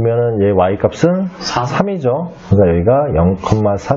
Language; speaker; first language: Korean; native; Korean